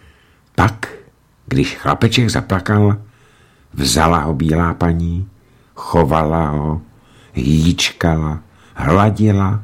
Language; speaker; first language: Czech; native; Czech